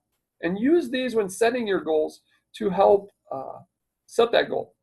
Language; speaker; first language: English; native; English